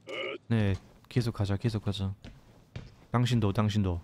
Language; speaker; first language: Korean; non-native, fluent; German